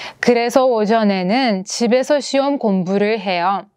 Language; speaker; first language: Korean; non-native, fluent; Russian